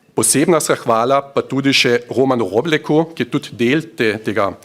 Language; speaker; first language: Slovenian; native; Slovenian